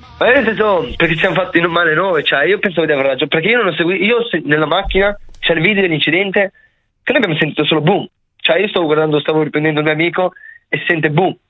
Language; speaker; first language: Italian; early bilingual, other home language; Arabic